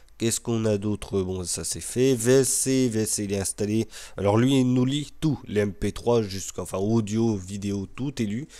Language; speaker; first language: French; native; French